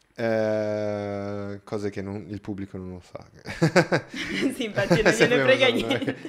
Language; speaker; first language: Italian; non-native, fluent; Portuguese